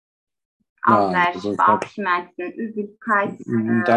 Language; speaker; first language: German; non-native, learner; Turkish